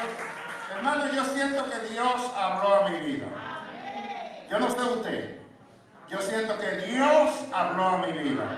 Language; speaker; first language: Spanish; native; Spanish